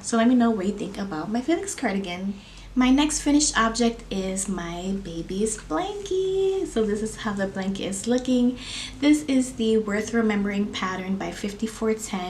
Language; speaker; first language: English; native; English